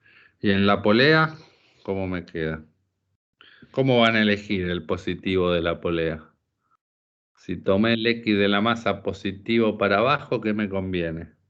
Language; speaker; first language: Spanish; native; Spanish